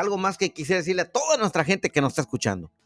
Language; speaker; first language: Spanish; native; Spanish